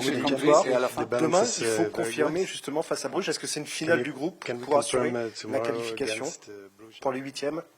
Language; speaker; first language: French; native; French